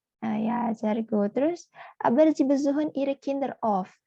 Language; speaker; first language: German; non-native, fluent; Indonesian